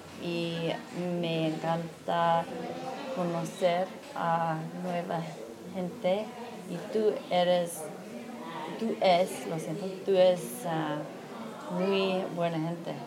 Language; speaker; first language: Spanish; non-native, learner; English